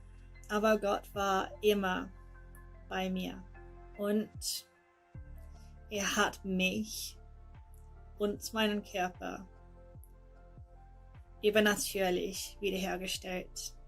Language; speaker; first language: German; non-native, learner; English